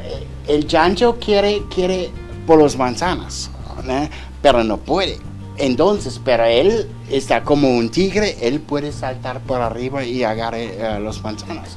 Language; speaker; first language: Spanish; non-native, learner; German